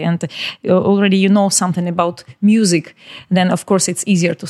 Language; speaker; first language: English; non-native, learner; Ukrainian